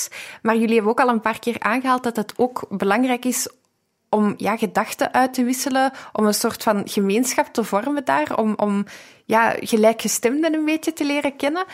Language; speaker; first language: Dutch; native; Dutch